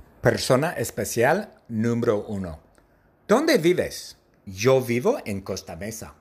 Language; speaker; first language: Spanish; non-native, learner; English